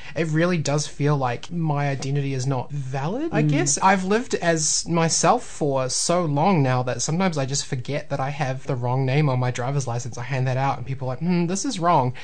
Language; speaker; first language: English; native; English